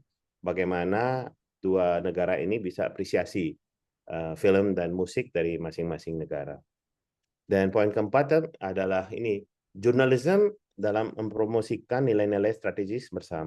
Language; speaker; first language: Indonesian; non-native, fluent; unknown